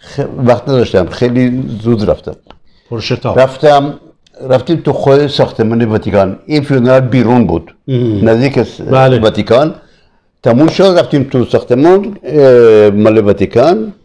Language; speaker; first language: Persian; early bilingual, other home language; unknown